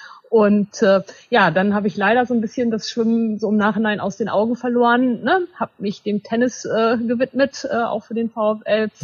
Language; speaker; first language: German; native; German